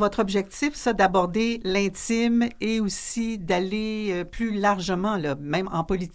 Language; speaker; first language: French; native; French